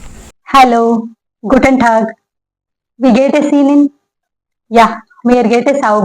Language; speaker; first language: German; non-native, learner; Kannada